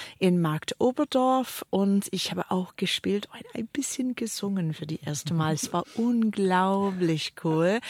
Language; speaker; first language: German; non-native, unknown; English